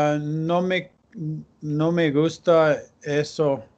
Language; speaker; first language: Spanish; non-native, learner; English